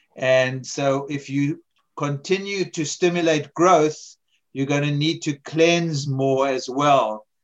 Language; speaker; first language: English; native; English